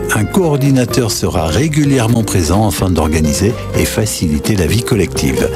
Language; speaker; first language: French; native; French